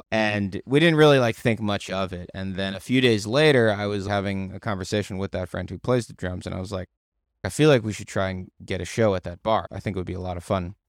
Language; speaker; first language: English; native; English